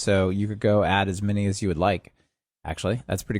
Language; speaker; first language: English; native; English